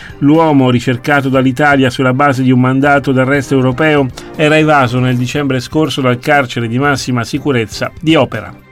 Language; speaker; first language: Italian; native; Italian